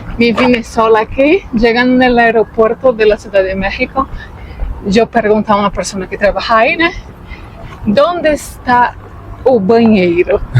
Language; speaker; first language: Spanish; non-native, fluent; Portuguese